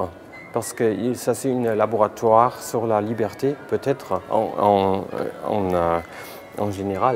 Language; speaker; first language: French; non-native, fluent; German